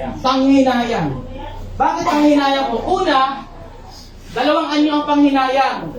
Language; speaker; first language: Filipino; non-native, local second language; Cebuano